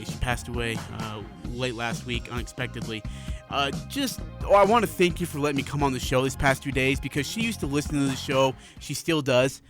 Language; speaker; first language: English; native; English